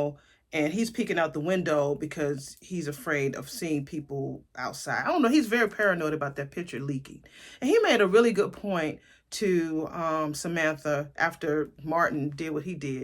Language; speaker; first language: English; native; English